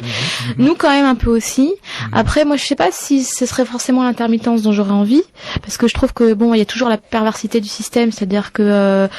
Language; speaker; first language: French; native; French